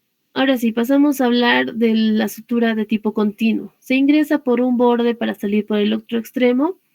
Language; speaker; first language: Spanish; native; Spanish